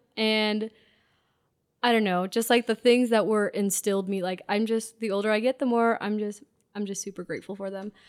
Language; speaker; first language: English; non-native, local second language; Pennsylvania German